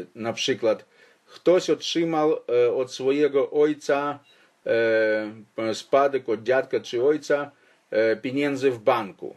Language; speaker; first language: Polish; non-native, fluent; Ukrainian